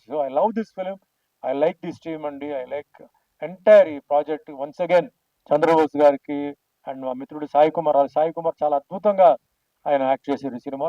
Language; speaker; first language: Telugu; native; Telugu